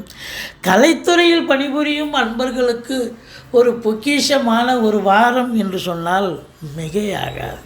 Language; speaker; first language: Tamil; native; Tamil